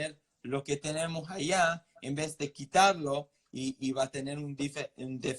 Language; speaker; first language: Spanish; non-native, fluent; English